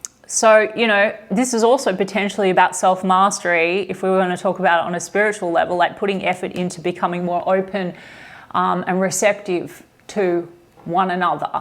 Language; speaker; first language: English; native; English